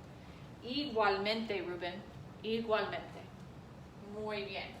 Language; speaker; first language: Spanish; non-native, fluent; English